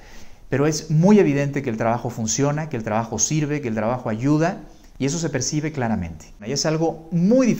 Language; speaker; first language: Spanish; native; Spanish